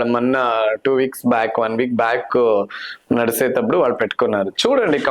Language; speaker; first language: Telugu; native; Telugu